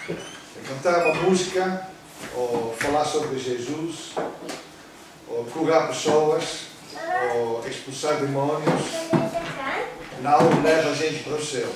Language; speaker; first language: Portuguese; non-native, fluent; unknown